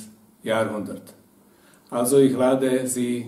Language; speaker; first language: German; non-native, fluent; Slovak